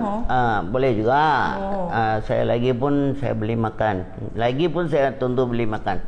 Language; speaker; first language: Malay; non-native, local second language; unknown